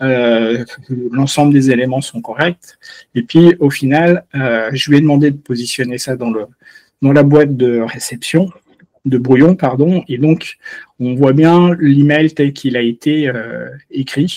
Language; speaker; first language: French; native; French